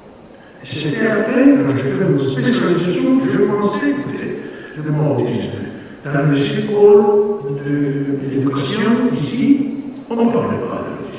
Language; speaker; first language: French; non-native, learner; Spanish